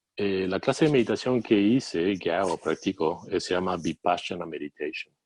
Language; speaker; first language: Spanish; native; Spanish